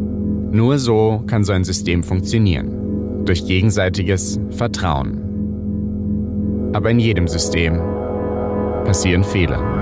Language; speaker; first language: German; native; German